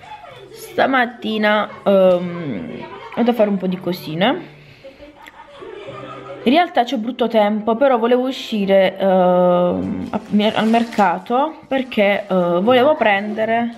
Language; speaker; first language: Italian; native; Italian